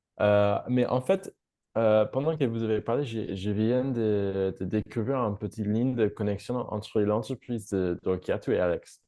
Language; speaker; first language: French; non-native, fluent; English